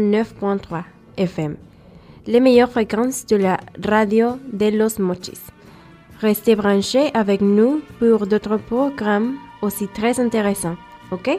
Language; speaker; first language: French; non-native, fluent; Spanish